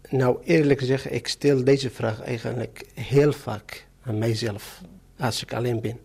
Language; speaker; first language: Dutch; non-native, fluent; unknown